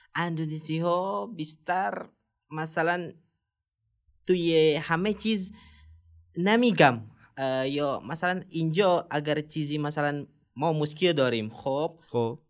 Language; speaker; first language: Persian; non-native, learner; Indonesian